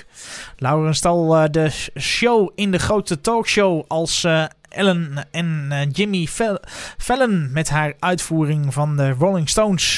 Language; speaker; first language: Dutch; native; Dutch